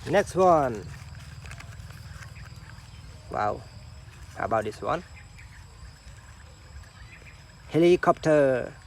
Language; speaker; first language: English; non-native, local second language; Indonesian